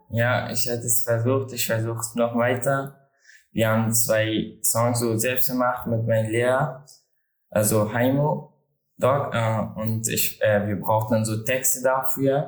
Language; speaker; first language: German; non-native, learner; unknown